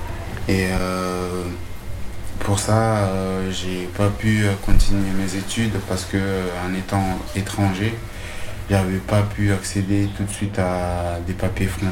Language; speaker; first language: French; non-native, local second language; Comorian